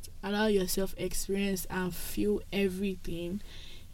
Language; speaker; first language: English; non-native, local second language; Yoruba